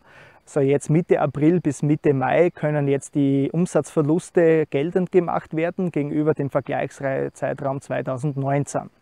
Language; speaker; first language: German; native; German